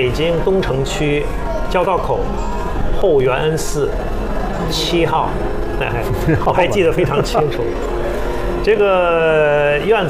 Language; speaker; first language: Chinese; early bilingual, other home language; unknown